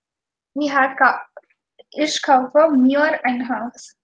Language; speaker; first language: German; non-native, fluent; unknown